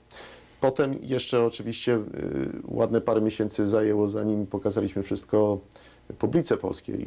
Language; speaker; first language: Polish; early bilingual, heritage; Polish